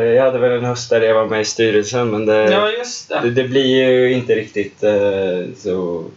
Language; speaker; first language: Swedish; native; Swedish